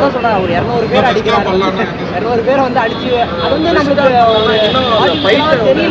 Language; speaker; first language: Tamil; native; Tamil